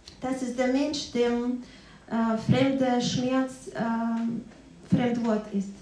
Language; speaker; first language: German; non-native, fluent; Russian